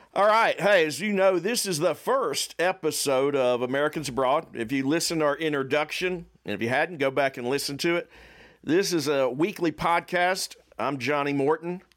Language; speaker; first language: English; native; English